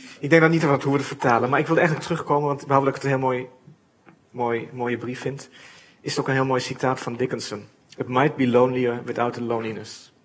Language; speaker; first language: Dutch; native; Dutch